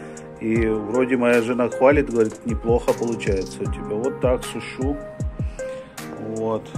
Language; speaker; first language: Russian; non-native, fluent; Hindi